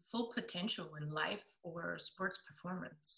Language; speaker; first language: English; non-native, fluent; German